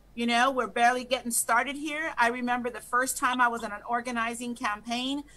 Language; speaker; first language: English; early bilingual, other home language; Spanish